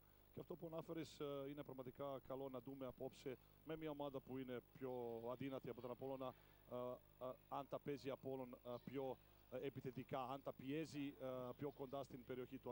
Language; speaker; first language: Greek; non-native, fluent; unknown